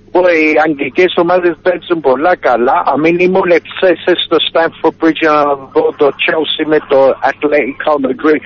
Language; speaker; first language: Greek; early bilingual, heritage; Greek